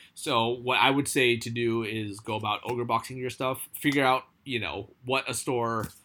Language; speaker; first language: English; native; English